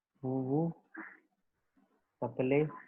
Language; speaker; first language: French; non-native, learner; Hindi